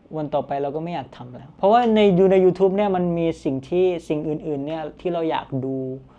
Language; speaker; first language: Thai; early bilingual, other home language; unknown